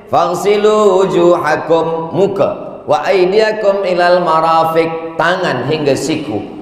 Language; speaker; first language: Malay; native; Malay